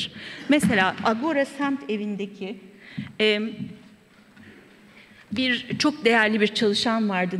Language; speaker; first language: Turkish; native; Turkish